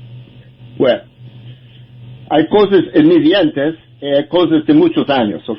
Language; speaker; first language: Spanish; non-native, learner; English